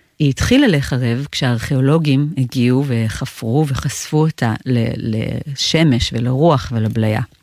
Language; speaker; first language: Hebrew; native; Hebrew